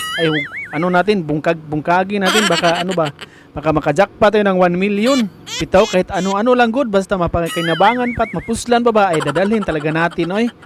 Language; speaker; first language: Filipino; non-native, local second language; Cebuano